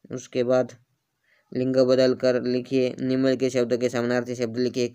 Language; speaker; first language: Hindi; non-native, local second language; Marathi